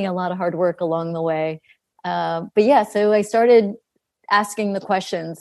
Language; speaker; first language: English; early bilingual, other home language; Greek